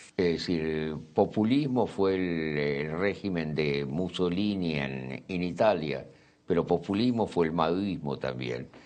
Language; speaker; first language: Spanish; native; Spanish